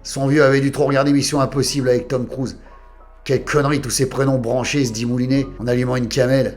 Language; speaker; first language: French; native; French